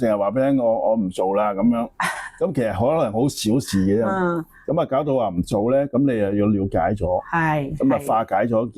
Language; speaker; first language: Cantonese; native; Cantonese